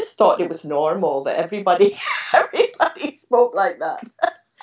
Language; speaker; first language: English; native; English